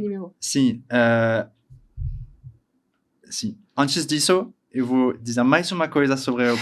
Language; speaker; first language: Portuguese; non-native, learner; French